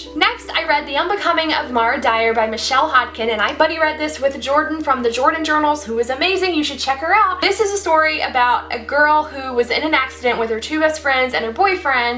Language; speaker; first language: English; native; English